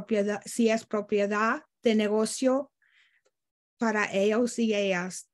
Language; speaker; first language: Spanish; non-native, learner; English